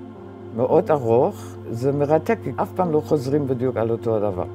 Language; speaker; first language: Hebrew; non-native, fluent; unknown